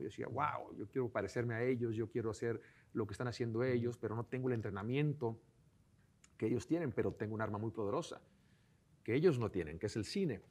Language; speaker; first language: Spanish; native; Spanish